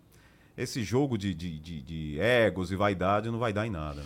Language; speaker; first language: Portuguese; native; Portuguese